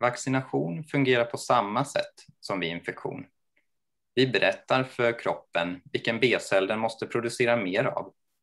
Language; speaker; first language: Swedish; native; Swedish